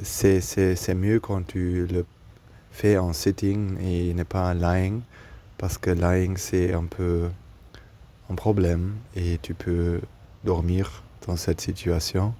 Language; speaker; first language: French; non-native, learner; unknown